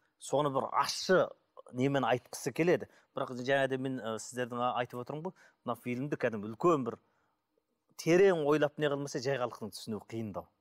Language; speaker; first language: Kazakh; native; Kazakh